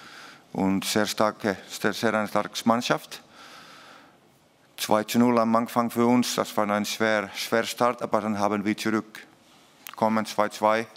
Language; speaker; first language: German; non-native, learner; Finnish